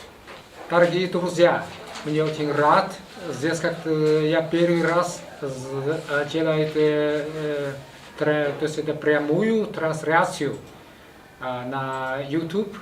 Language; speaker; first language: Russian; non-native, fluent; Chinese